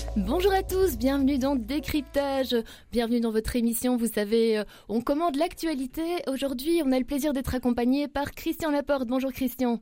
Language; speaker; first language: French; native; French